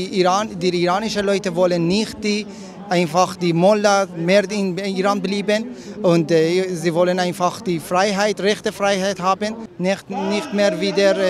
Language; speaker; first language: German; non-native, learner; Persian